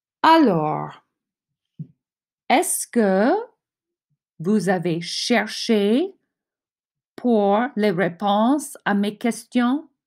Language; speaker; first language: French; non-native, fluent; English